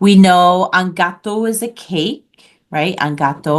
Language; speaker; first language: French; non-native, fluent; English